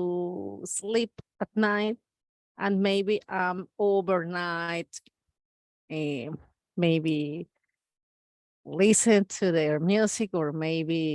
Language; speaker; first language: English; non-native, learner; Spanish